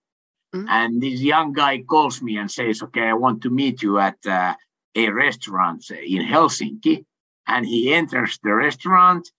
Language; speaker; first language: English; non-native, fluent; Swedish